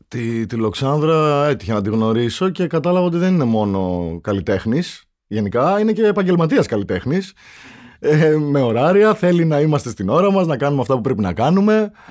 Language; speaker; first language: Greek; native; Greek